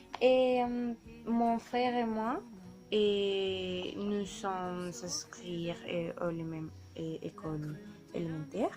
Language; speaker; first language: French; non-native, learner; Spanish